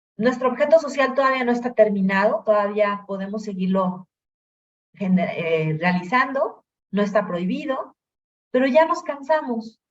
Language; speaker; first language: Spanish; native; Spanish